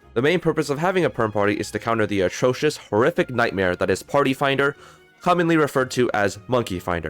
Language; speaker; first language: English; native; English